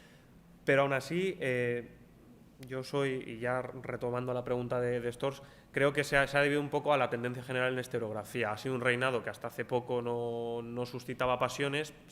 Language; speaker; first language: Spanish; native; Spanish